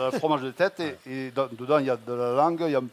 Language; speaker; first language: French; native; French